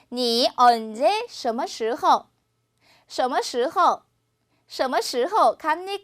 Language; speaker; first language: Chinese; non-native, fluent; Korean